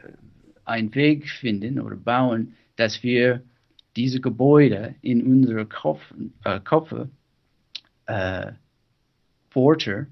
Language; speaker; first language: German; non-native, learner; English